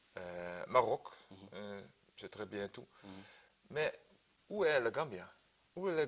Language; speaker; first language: French; non-native, learner; Dutch